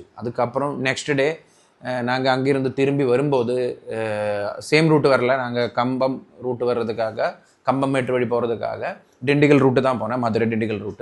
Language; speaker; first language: Tamil; non-native, local second language; Malayalam